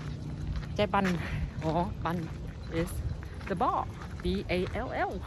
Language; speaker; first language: English; non-native, fluent; Vietnamese